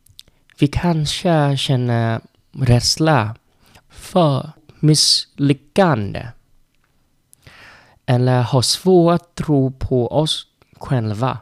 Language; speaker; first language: Swedish; non-native, learner; Vietnamese